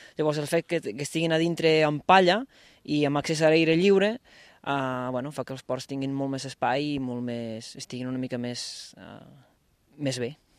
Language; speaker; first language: Catalan; non-native, fluent; Spanish